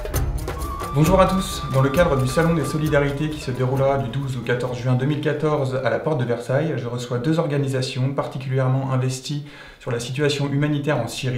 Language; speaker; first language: French; native; French